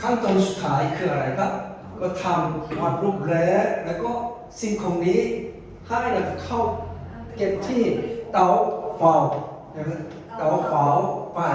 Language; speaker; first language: Thai; non-native, fluent; Korean